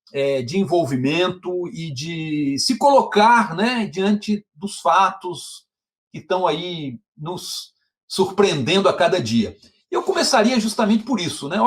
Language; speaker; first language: Portuguese; native; Portuguese